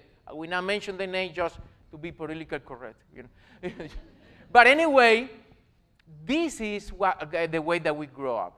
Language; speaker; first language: English; non-native, learner; Spanish